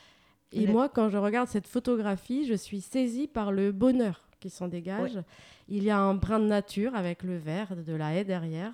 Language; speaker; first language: French; native; French